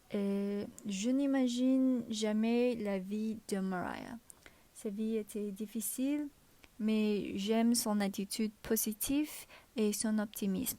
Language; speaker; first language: French; non-native, learner; English